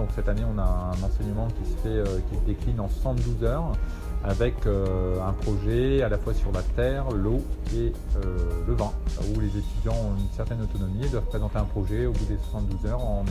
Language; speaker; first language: French; native; French